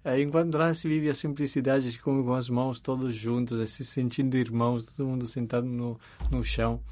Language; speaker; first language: Portuguese; non-native, fluent; Italian